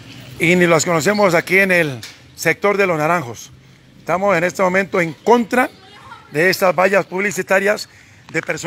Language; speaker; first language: Spanish; native; Spanish